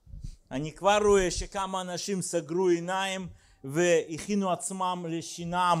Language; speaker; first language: Hebrew; non-native, fluent; Russian